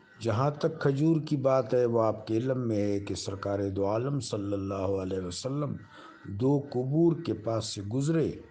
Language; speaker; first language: Urdu; non-native, local second language; Pashto